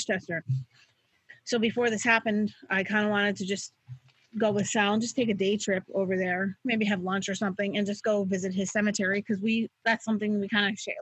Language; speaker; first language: English; native; English